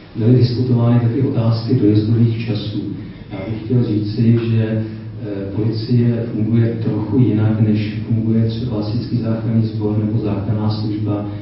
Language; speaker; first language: Czech; native; Czech